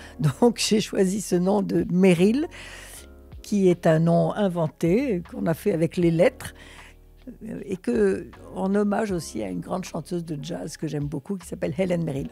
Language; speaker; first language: French; early bilingual, other home language; Russian